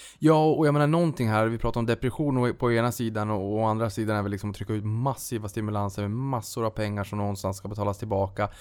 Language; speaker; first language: Swedish; native; Swedish